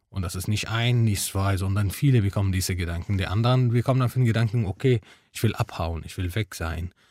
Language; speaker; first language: German; non-native, fluent; Arabic